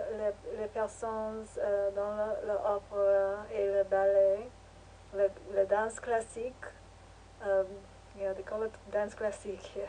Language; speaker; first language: French; non-native, learner; English